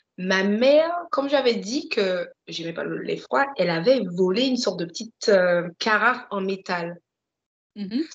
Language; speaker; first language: French; native; French